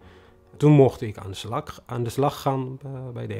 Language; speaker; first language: Dutch; non-native, fluent; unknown